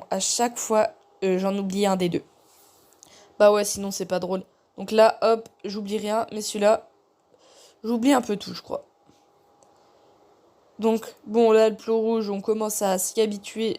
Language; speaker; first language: French; native; French